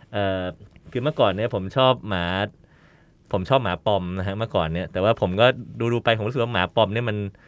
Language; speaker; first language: Thai; native; Thai